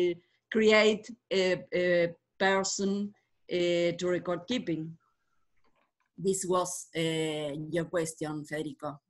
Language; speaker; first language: English; non-native, learner; Spanish